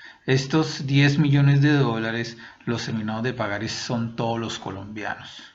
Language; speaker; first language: Spanish; native; Spanish